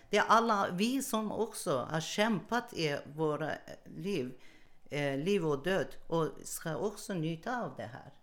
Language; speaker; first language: Swedish; non-native, learner; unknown